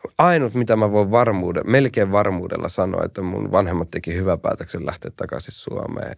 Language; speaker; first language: Finnish; early bilingual, heritage; Finnish